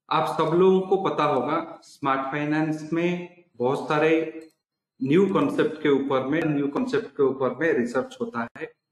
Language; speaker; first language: Hindi; non-native, local second language; Odia